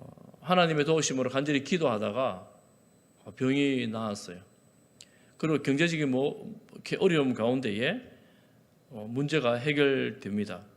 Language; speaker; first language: Korean; native; Korean